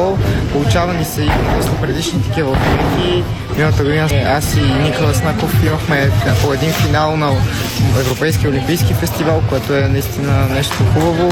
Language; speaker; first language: Bulgarian; native; Bulgarian